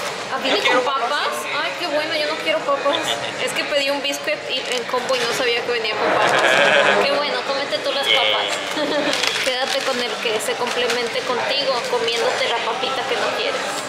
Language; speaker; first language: Spanish; native; Spanish